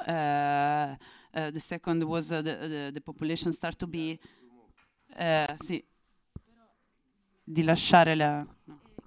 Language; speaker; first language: English; non-native, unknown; Italian